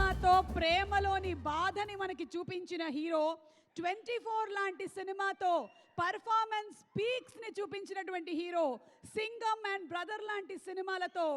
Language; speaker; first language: Telugu; native; Telugu